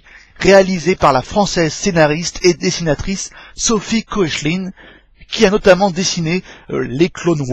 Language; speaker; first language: French; native; French